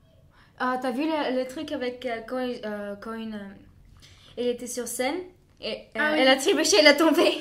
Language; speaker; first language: French; non-native, fluent; Bulgarian